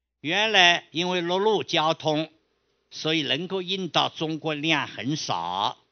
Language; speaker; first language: Chinese; native; Chinese